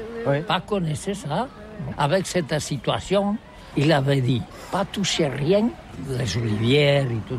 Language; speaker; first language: French; non-native, local second language; Catalan